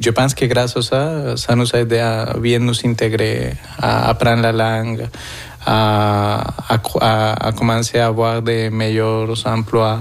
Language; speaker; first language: French; non-native, fluent; Spanish